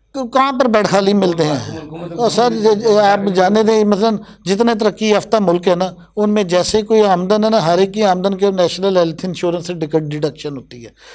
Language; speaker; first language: Urdu; non-native, local second language; Punjabi